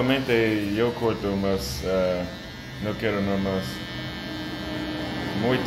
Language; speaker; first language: Spanish; non-native, learner; English